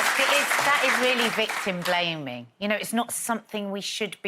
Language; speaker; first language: English; native; English